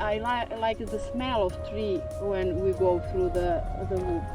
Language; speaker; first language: English; non-native, fluent; Serbian